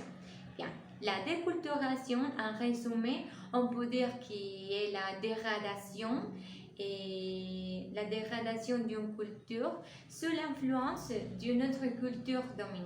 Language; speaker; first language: French; non-native, learner; Spanish